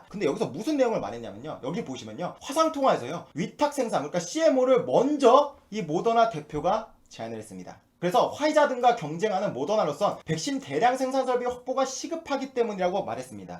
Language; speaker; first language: Korean; native; Korean